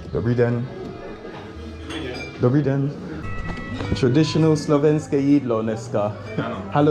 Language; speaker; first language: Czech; non-native, learner; English